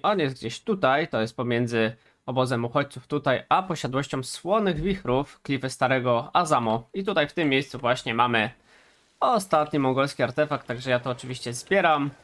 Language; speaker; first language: Polish; native; Polish